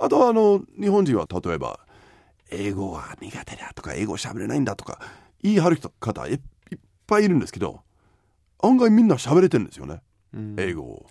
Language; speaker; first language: Japanese; non-native, fluent; English